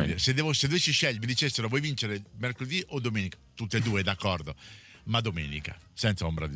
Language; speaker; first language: Italian; native; Italian